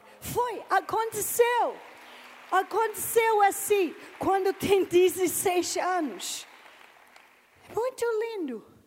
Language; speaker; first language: Portuguese; non-native, learner; English